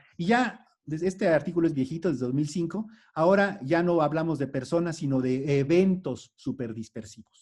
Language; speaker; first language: Spanish; native; Spanish